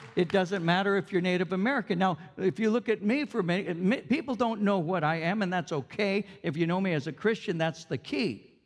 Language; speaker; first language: English; early bilingual, other home language; Spanish